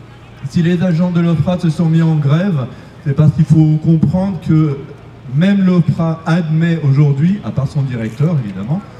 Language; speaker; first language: French; native; French